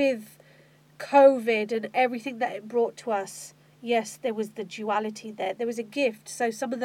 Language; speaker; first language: English; native; English